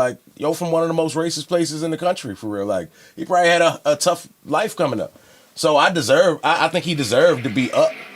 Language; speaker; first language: English; native; English